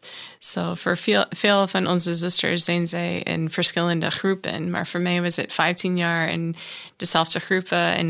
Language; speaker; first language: Dutch; non-native, learner; English